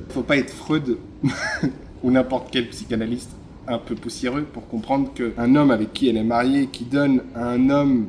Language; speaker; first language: French; native; French